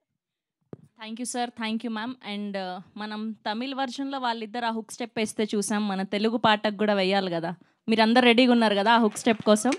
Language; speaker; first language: Telugu; native; Telugu